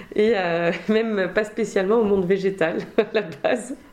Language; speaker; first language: French; native; French